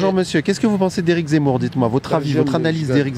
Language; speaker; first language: French; native; French